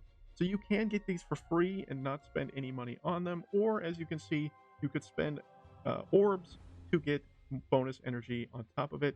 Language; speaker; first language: English; native; English